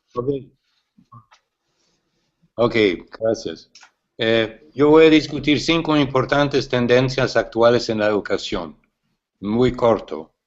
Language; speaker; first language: Spanish; non-native, fluent; English